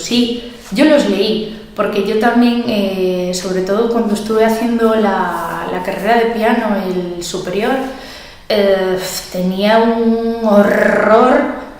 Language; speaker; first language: Spanish; native; Spanish